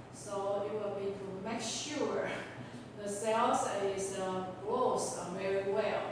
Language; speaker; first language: English; non-native, learner; Chinese